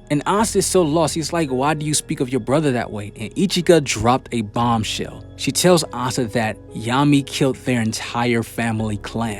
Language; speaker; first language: English; native; English